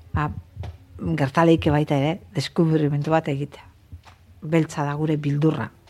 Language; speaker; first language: Basque; native; Basque